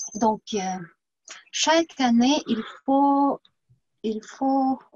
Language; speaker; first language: French; non-native, fluent; Tuvinian